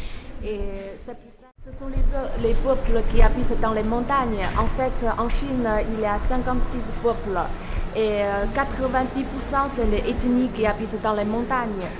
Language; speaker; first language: French; non-native, learner; Chinese